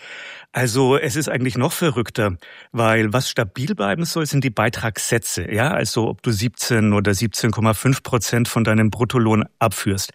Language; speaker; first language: German; native; German